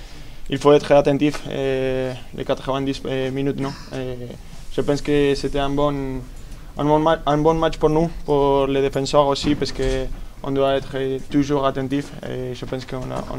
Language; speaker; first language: French; non-native, fluent; Spanish